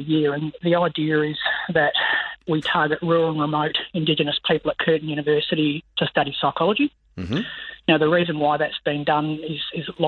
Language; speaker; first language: English; native; English